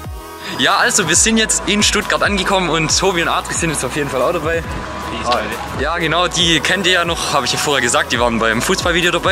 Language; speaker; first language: German; native; German